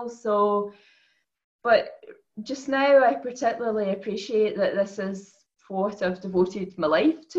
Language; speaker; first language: English; native; English